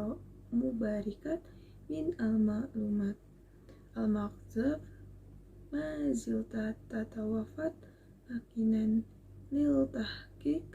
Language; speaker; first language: Arabic; non-native, learner; Indonesian